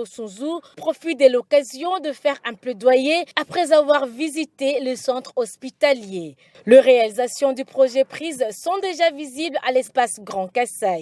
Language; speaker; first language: French; native; French